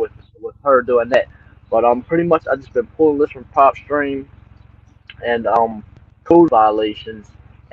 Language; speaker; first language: English; native; English